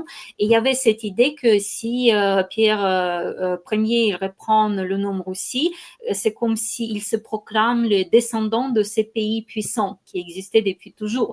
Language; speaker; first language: French; non-native, fluent; Ukrainian